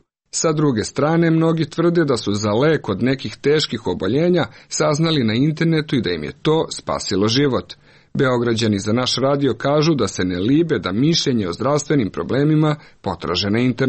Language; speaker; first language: Serbian; native; Serbian